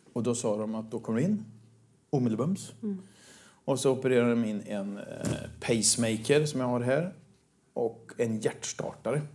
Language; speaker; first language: Swedish; native; Swedish